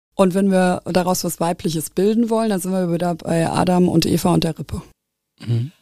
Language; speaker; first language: German; native; German